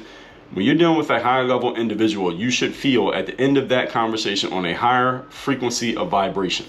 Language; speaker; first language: English; native; English